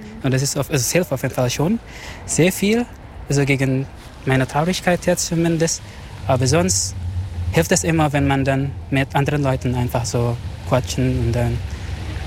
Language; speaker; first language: German; non-native, fluent; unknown